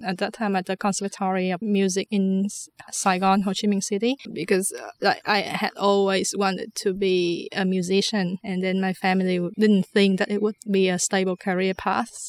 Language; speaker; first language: English; non-native, fluent; Vietnamese